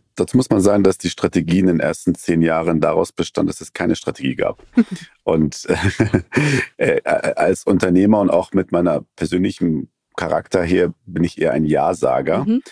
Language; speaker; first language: German; early bilingual, other home language; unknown